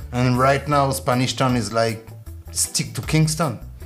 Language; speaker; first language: English; non-native, fluent; French